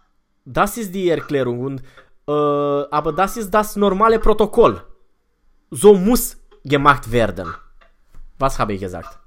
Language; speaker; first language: German; non-native, fluent; Romanian